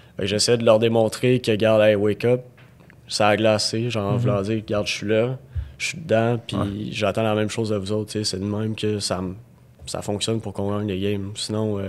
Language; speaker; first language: French; native; French